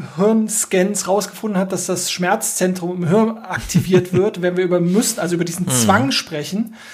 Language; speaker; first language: German; native; German